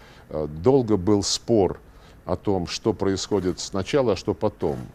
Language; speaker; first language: Russian; native; Russian